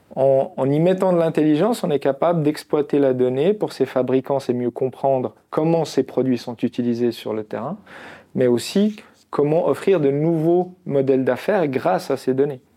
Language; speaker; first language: French; non-native, local second language; Arabic